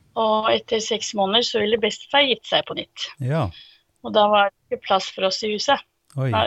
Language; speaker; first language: Norwegian; early bilingual, other home language; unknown